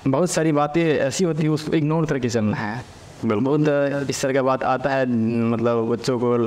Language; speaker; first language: Hindi; native; Hindi